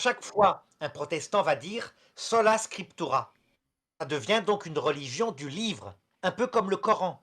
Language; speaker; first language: French; native; French